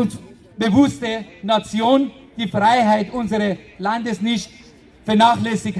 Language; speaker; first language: German; non-native, fluent; Persian